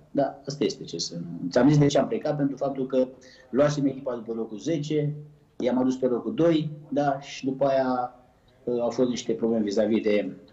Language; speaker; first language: Romanian; native; Romanian